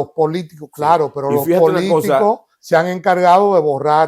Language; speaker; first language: Spanish; native; Spanish